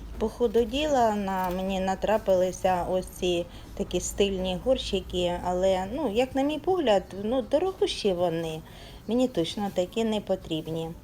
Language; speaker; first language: Ukrainian; native; Ukrainian